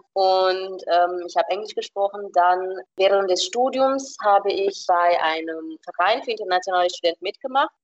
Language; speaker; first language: German; non-native, fluent; Romanian